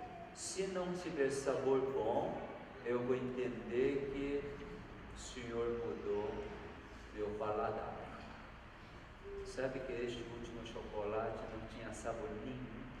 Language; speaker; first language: Portuguese; non-native, fluent; Korean